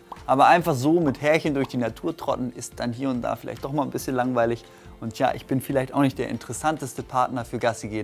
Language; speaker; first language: German; native; German